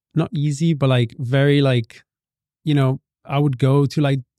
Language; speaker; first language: English; non-native, fluent; Italian